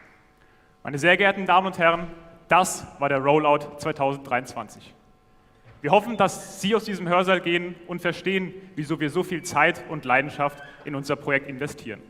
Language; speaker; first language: German; native; German